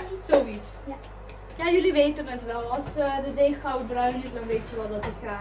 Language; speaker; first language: Dutch; native; Dutch